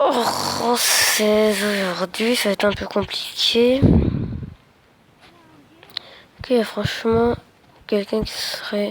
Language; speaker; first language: French; native; French